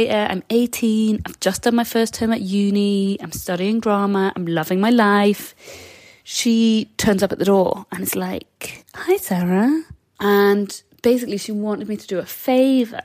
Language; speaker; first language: English; native; English